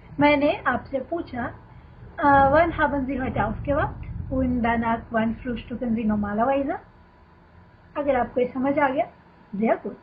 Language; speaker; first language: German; non-native, fluent; Hindi